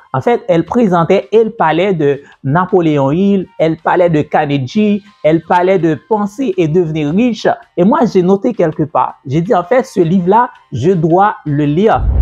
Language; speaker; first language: French; native; French